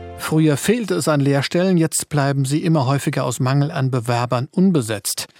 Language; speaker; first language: German; native; German